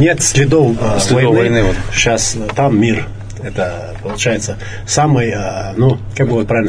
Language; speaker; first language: Russian; non-native, local second language; Chechen